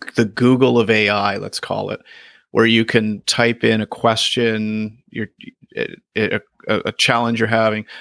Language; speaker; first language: English; native; English